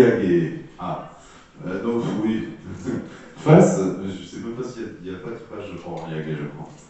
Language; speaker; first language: French; native; French